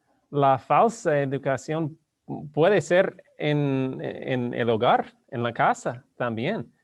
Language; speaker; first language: Spanish; non-native, learner; English